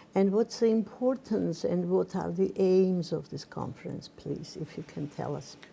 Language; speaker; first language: English; non-native, fluent; Georgian